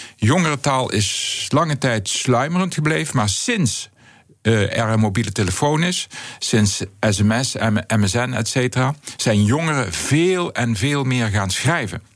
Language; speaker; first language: Dutch; native; Dutch